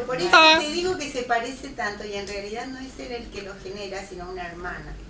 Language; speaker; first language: Spanish; native; Spanish